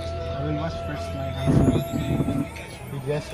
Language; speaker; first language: English; non-native, local second language; Filipino